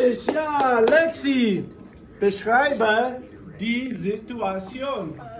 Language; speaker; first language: German; non-native, fluent; English